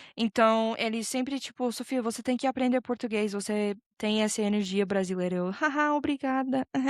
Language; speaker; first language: Portuguese; non-native, fluent; English